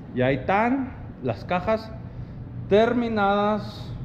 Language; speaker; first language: Spanish; early bilingual, heritage; Spanish